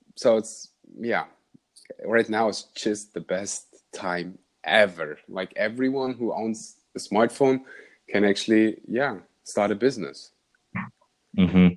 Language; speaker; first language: English; non-native, fluent; German